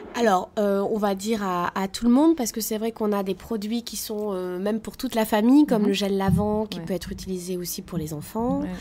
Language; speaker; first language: French; native; French